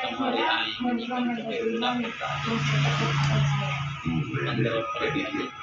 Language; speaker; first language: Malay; non-native, local second language; Sundanese